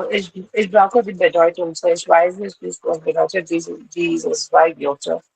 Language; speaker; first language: German; non-native, learner; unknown